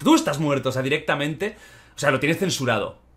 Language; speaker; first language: Spanish; native; Spanish